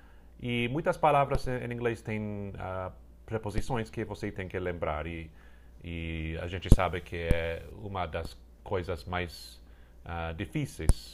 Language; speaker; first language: Portuguese; non-native, fluent; English